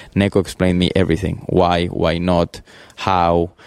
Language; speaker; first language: English; early bilingual, other home language; Spanish